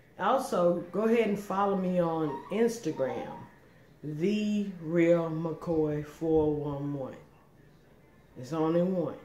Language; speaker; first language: English; native; English